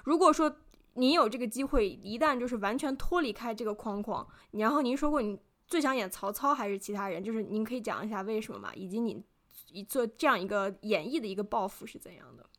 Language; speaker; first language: Chinese; native; Chinese